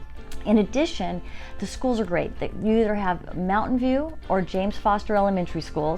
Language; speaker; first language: English; native; English